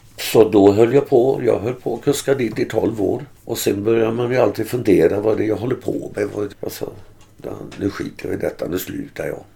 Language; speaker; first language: Swedish; early bilingual, other home language; German